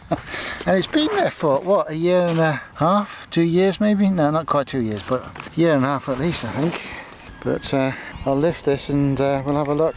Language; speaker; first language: English; native; English